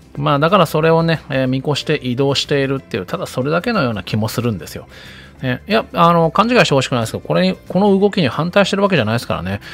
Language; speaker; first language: Japanese; native; Japanese